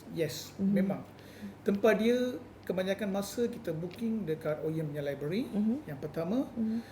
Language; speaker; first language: Malay; non-native, local second language; Tamil